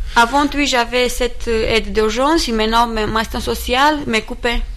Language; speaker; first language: French; non-native, learner; Romanian